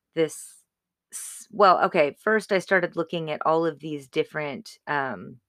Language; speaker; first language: English; native; English